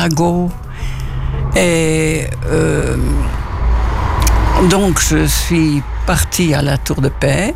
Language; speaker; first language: French; non-native, fluent; Dutch